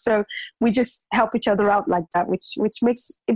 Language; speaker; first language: English; non-native, local second language; Yoruba